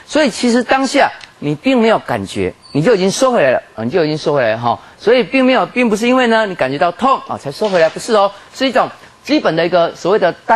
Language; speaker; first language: Chinese; native; Chinese